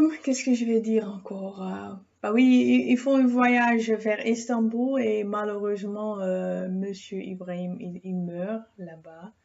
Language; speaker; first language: French; non-native, fluent; Dutch